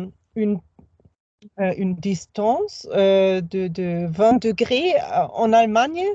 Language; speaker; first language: French; non-native, fluent; German